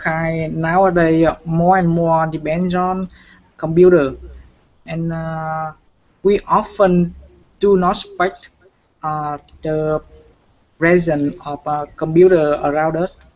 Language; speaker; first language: English; non-native, learner; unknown